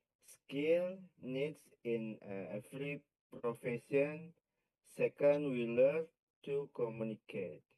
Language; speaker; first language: English; non-native, learner; Indonesian